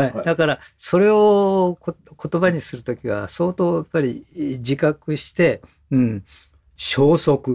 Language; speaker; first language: Japanese; native; Japanese